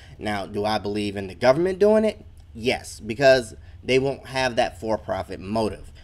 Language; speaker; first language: English; native; English